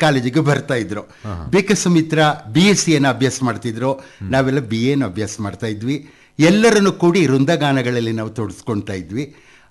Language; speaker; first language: Kannada; native; Kannada